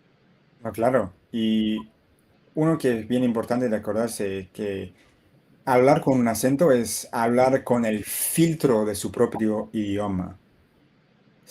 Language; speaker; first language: Spanish; non-native, fluent; English